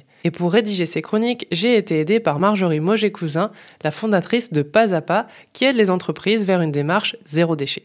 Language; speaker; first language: French; native; French